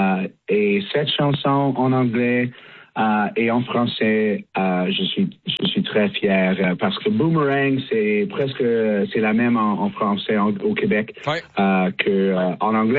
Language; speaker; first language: French; non-native, learner; English